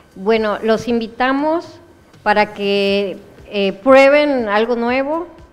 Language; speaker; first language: Spanish; native; Spanish